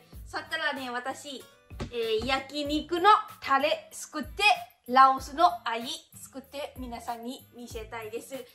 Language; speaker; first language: Japanese; non-native, learner; Lao